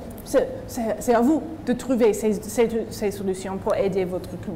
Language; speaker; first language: French; non-native, fluent; English